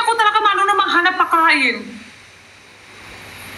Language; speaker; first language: Filipino; non-native, local second language; Cebuano